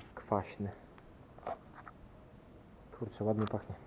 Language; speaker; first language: Polish; native; Polish